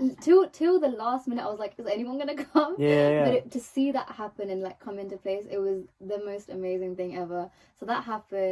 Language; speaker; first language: English; non-native, local second language; Telugu